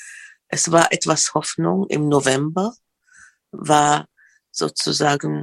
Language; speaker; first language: German; non-native, fluent; Arabic